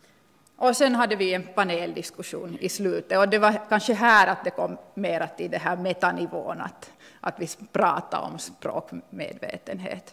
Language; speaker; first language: Swedish; non-native, local second language; Finnish